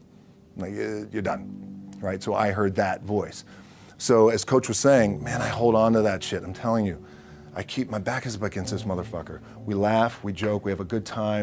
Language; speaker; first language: English; native; English